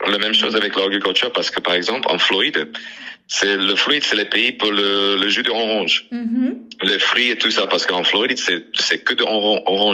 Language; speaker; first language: French; non-native, learner; English